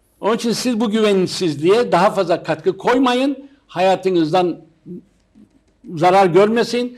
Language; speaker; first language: Turkish; native; Turkish